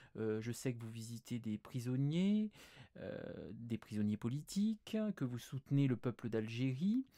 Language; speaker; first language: French; native; French